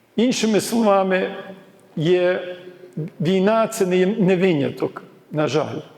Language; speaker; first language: Ukrainian; early bilingual, heritage; Ukrainian